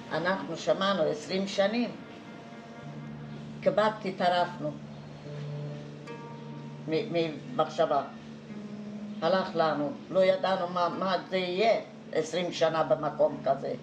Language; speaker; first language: Hebrew; non-native, fluent; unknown